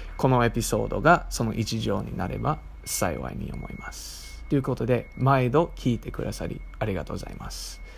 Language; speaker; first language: Japanese; non-native, fluent; English